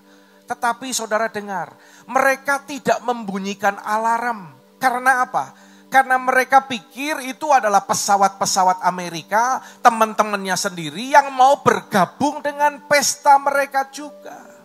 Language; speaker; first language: Indonesian; native; Indonesian